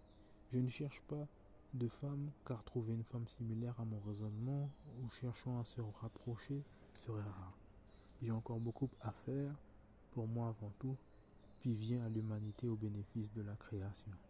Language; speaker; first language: French; native; French